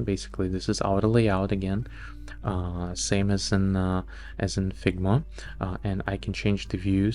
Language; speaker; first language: English; non-native, fluent; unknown